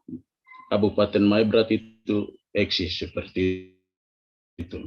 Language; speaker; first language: Indonesian; native; Indonesian